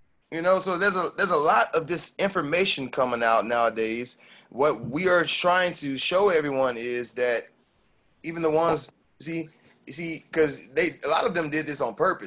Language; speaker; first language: English; native; English